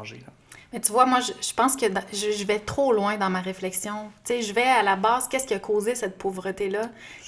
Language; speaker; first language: French; native; French